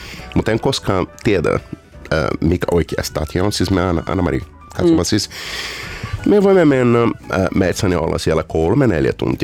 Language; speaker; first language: Finnish; non-native, fluent; Portuguese